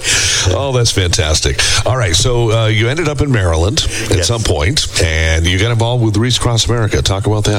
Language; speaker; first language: English; native; English